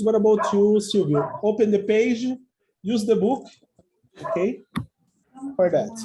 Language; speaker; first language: English; non-native, fluent; Portuguese